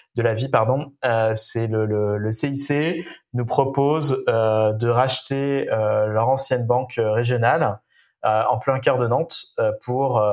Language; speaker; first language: French; native; French